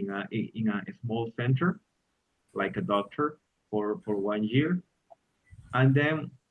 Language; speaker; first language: English; non-native, learner; Spanish